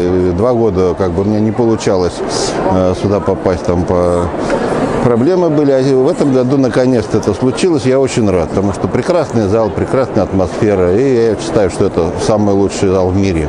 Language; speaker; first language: Russian; native; Russian